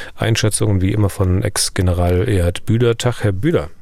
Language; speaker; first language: German; native; German